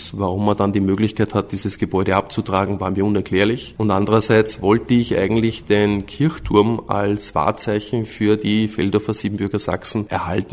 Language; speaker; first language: German; native; German